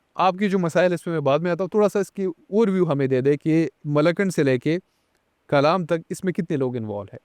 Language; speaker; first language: Urdu; non-native, local second language; Pashto